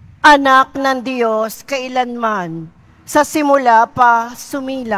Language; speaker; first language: Filipino; native; Filipino